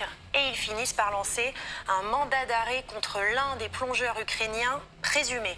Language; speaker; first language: French; native; French